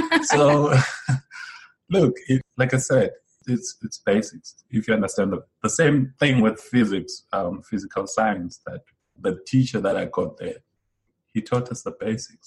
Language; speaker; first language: English; non-native, local second language; Zulu